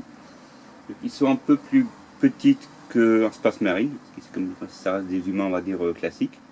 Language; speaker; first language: French; native; French